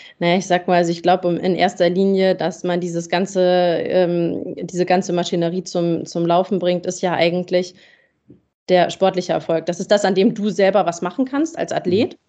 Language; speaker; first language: German; native; German